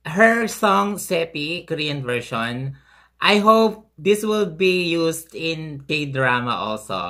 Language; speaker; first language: English; non-native, local second language; Filipino